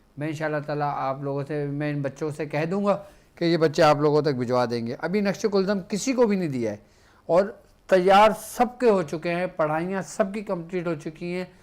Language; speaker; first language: Urdu; native; Urdu